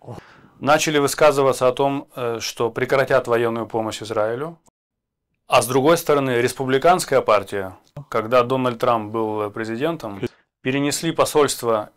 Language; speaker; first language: Russian; native; Russian